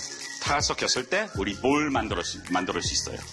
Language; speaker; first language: Korean; non-native, learner; English